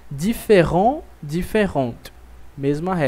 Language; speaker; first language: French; non-native, fluent; Portuguese